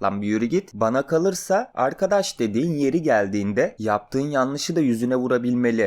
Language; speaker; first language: Turkish; native; Turkish